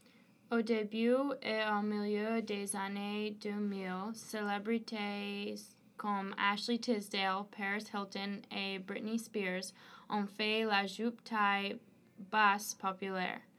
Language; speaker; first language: French; non-native, learner; English